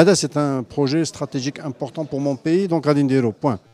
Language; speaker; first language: French; non-native, local second language; Arabic